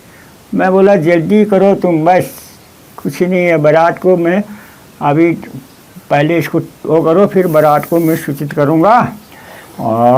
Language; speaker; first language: Hindi; non-native, local second language; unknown